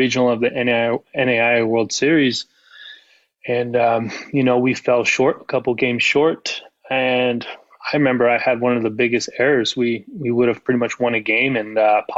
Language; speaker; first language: English; native; English